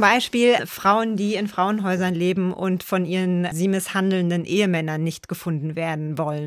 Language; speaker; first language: German; native; German